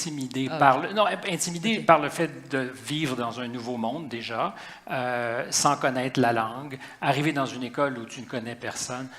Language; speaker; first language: French; native; French